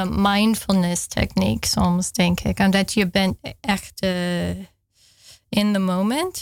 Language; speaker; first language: Dutch; non-native, fluent; English